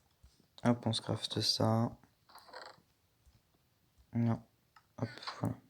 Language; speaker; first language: French; native; French